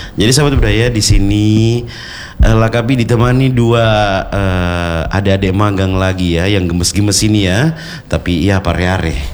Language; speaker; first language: Indonesian; native; Indonesian